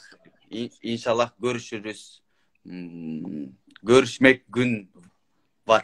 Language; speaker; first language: Turkish; non-native, learner; Kyrgyz